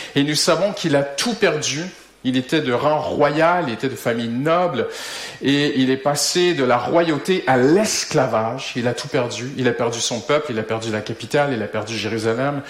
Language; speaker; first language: French; native; French